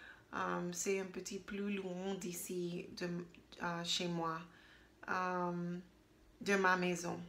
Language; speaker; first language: French; non-native, learner; English